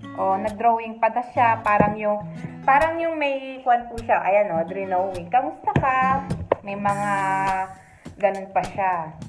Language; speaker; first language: Filipino; native; Filipino